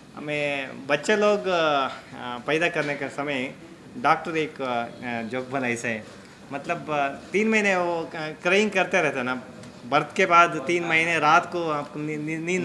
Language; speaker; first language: Hindi; non-native, local second language; Kannada